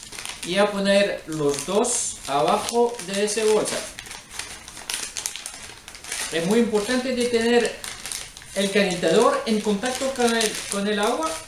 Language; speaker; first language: Spanish; non-native, learner; French